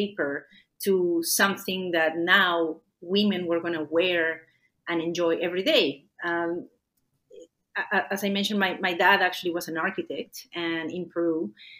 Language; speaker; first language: English; non-native, fluent; Spanish